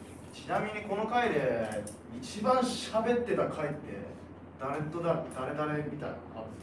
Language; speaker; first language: Japanese; native; Japanese